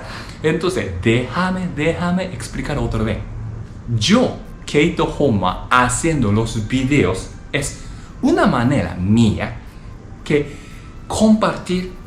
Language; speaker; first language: Spanish; non-native, learner; Japanese